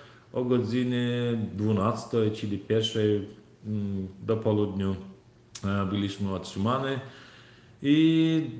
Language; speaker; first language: Polish; non-native, learner; Turkmen